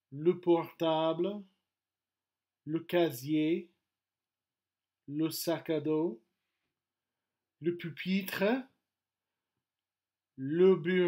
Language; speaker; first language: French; non-native, fluent; English